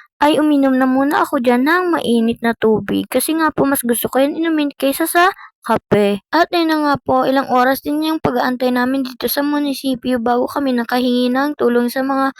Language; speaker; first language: Filipino; non-native, local second language; Bikol